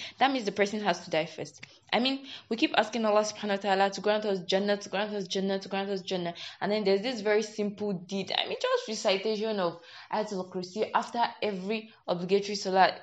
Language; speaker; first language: English; non-native, local second language; Yoruba